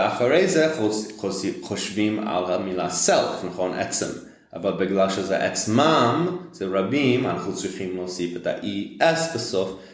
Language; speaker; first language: Hebrew; non-native, fluent; English